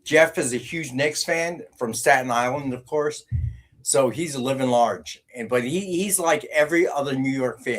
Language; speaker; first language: English; native; English